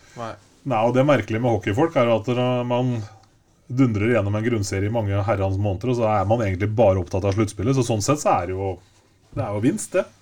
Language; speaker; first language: Norwegian; native; Norwegian